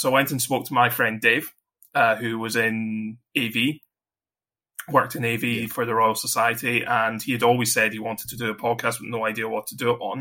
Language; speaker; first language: English; native; English